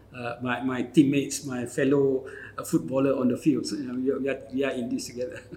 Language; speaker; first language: English; non-native, local second language; Malay